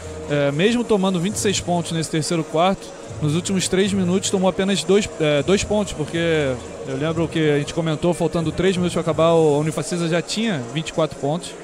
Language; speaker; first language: Portuguese; native; Portuguese